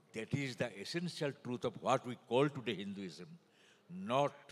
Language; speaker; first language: English; non-native, local second language; Odia